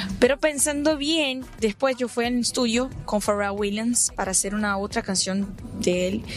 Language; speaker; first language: Spanish; non-native, fluent; Portuguese